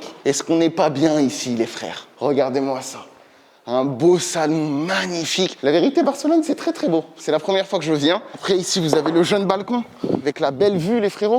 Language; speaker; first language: French; native; French